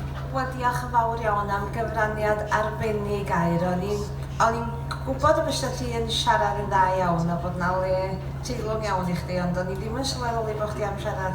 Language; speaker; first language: Welsh; native; Welsh